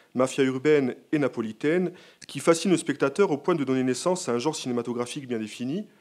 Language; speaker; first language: French; native; French